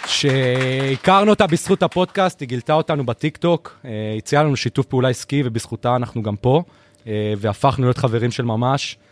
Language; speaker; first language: Hebrew; native; Hebrew